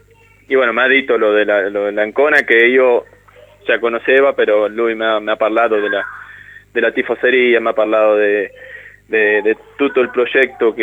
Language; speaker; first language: Italian; non-native, learner; Spanish